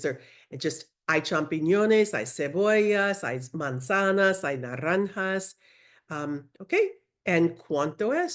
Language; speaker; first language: Spanish; non-native, learner; English